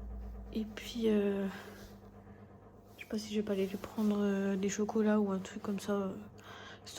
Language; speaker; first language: French; native; French